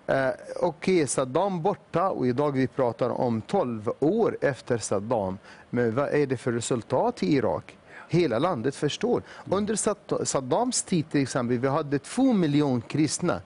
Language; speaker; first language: Swedish; non-native, fluent; Arabic